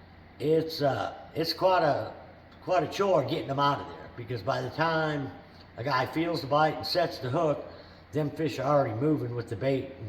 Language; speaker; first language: English; native; English